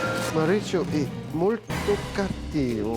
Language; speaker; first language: Italian; non-native, learner; Danish